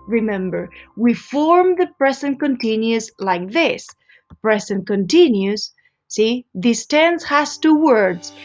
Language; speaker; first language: English; non-native, fluent; Spanish